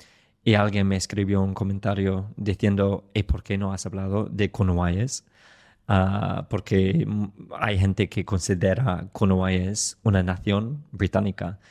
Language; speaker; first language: Spanish; non-native, fluent; English